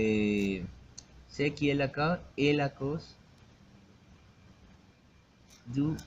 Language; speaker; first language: French; non-native, learner; Spanish